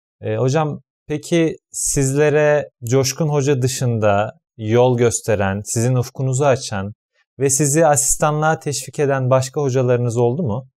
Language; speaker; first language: Turkish; native; Turkish